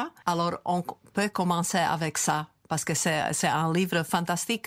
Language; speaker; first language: French; non-native, fluent; Czech